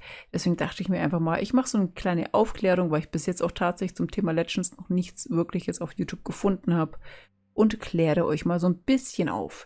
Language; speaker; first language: German; native; German